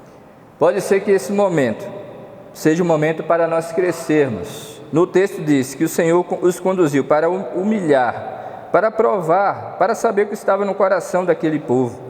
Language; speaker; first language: Portuguese; native; Portuguese